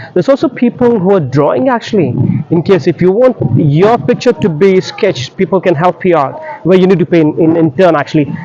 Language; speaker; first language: English; non-native, local second language; Telugu